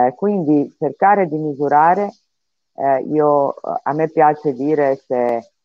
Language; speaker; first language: Italian; non-native, fluent; Serbian